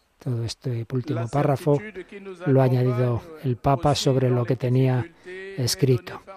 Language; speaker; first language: Spanish; native; Spanish